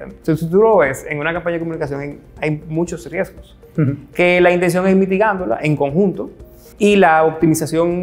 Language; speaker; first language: Spanish; native; Spanish